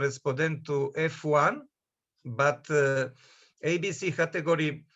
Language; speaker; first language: English; non-native, learner; Serbian